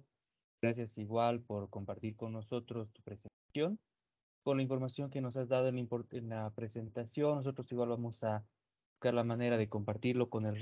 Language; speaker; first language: Spanish; native; Spanish